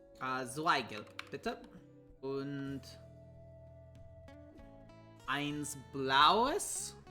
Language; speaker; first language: German; non-native, learner; English